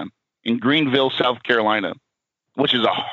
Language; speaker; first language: English; native; English